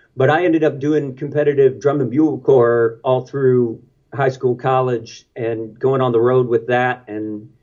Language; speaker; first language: English; native; English